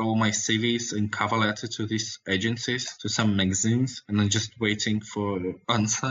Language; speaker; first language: English; non-native, learner; Russian